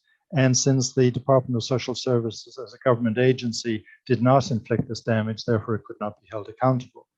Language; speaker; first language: English; native; English